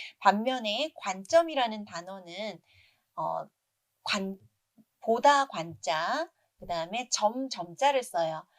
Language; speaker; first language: Korean; native; Korean